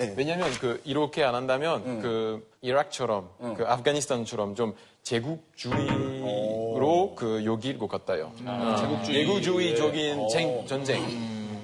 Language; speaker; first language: Korean; non-native, fluent; French